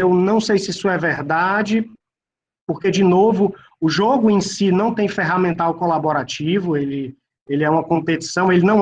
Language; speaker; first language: Portuguese; native; Portuguese